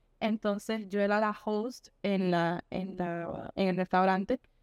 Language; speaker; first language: Spanish; early bilingual, heritage; Spanish